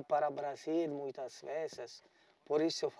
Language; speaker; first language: Portuguese; non-native, learner; Italian